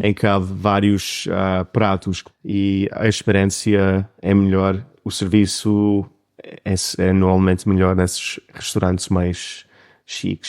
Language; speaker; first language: Portuguese; non-native, fluent; English